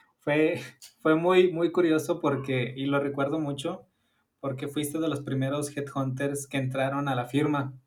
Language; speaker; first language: Spanish; native; Spanish